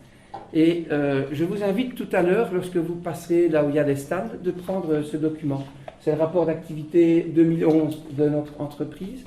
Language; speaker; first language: French; native; French